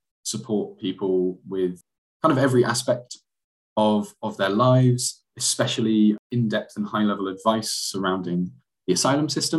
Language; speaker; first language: English; native; English